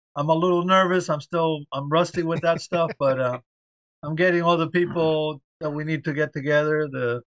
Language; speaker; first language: English; early bilingual, other home language; Spanish